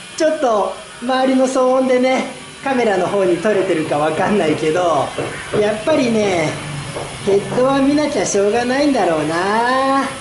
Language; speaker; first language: Japanese; native; Japanese